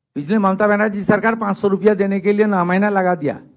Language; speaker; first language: Hindi; non-native, local second language; Bangla